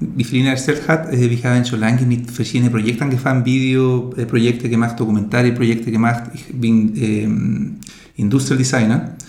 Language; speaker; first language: German; non-native, learner; Spanish